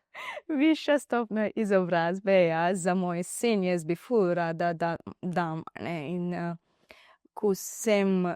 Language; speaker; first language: Slovenian; non-native, learner; Divehi